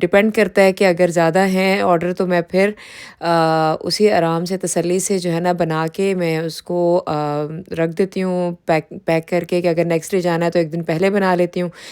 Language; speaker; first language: Urdu; native; Urdu